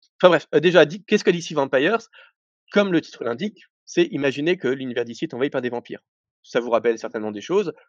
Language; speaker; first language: French; native; French